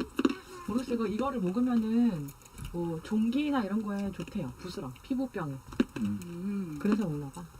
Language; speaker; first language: Korean; native; Korean